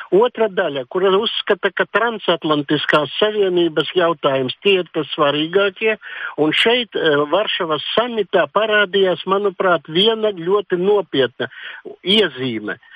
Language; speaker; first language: Latvian; native; Latvian